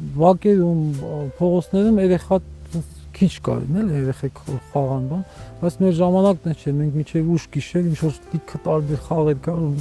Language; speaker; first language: Armenian; native; Armenian